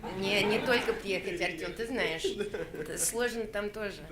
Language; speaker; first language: Russian; early bilingual, heritage; Russian